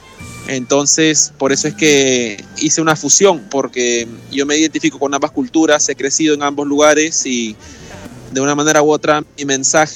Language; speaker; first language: Spanish; native; Spanish